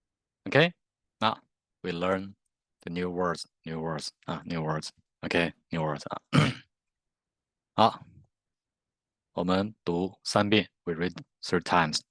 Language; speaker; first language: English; non-native, learner; Chinese